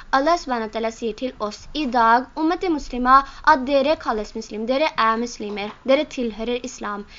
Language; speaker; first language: Norwegian; early bilingual, other home language; Urdu